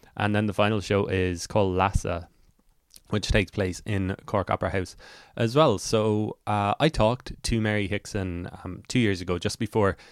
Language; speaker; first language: English; native; English